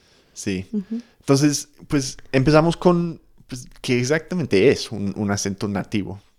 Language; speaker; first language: Spanish; non-native, fluent; English